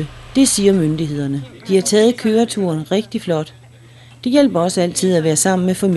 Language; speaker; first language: Danish; native; Danish